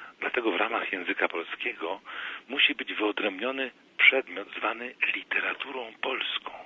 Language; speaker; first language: Polish; native; Polish